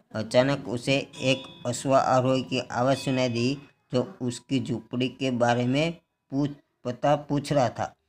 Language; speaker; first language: Hindi; non-native, local second language; Gujarati